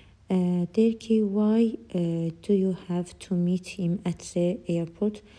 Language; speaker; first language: English; non-native, fluent; Azerbaijani